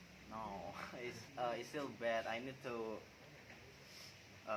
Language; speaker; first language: English; non-native, learner; Indonesian